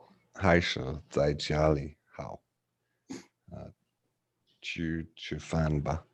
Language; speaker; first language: Chinese; non-native, learner; English